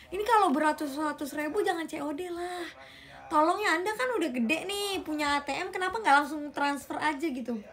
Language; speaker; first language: Indonesian; native; Indonesian